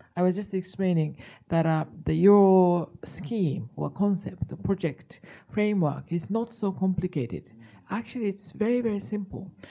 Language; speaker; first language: English; non-native, fluent; Japanese